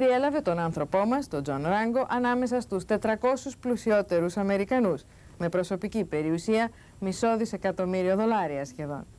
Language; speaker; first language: Greek; native; Greek